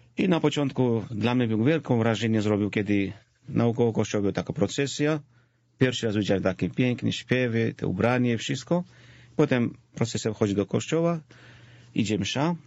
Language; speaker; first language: Polish; non-native, fluent; Georgian